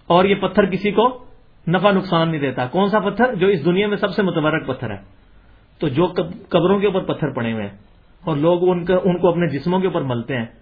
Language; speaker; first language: Urdu; non-native, local second language; Punjabi